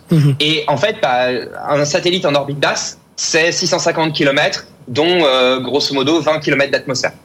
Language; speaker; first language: French; native; French